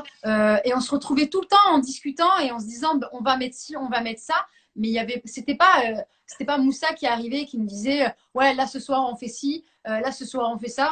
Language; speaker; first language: French; native; French